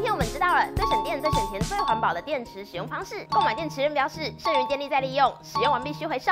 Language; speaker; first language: Chinese; native; Chinese